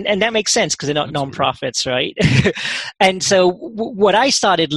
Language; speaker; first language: English; native; English